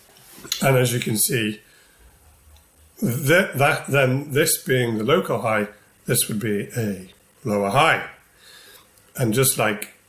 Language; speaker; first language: English; native; English